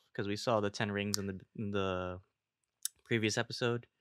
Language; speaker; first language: English; early bilingual, other home language; Filipino